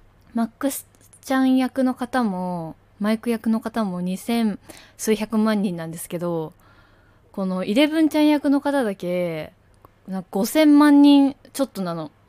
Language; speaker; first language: Japanese; native; Japanese